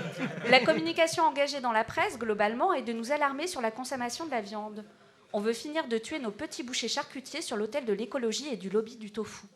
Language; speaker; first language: French; native; French